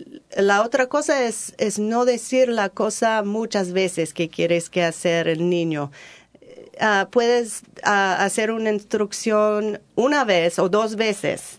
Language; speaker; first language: Spanish; non-native, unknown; English